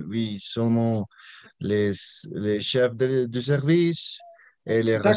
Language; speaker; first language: French; non-native, learner; Spanish